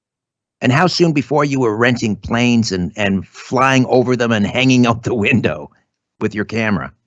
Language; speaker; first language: English; native; English